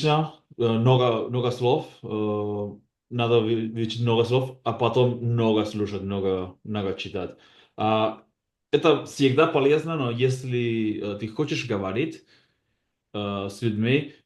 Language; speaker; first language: Russian; non-native, learner; Basque